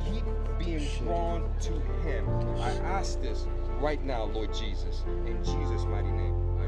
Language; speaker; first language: English; early bilingual, other home language; Spanish